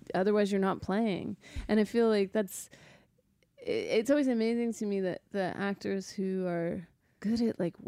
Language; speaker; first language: English; native; English